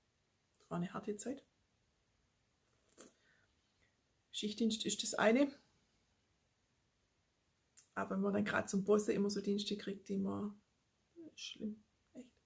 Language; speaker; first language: German; native; German